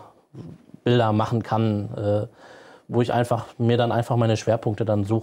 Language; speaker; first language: German; native; German